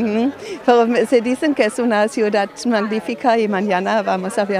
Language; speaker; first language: Spanish; non-native, fluent; German